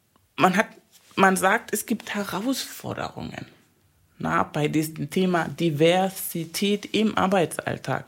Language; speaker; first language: German; non-native, fluent; Spanish